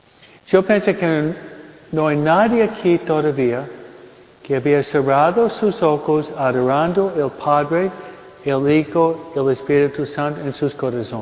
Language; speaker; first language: Spanish; non-native, fluent; English